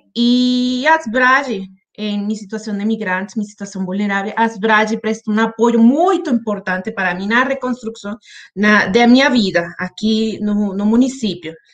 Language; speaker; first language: Portuguese; non-native, fluent; Spanish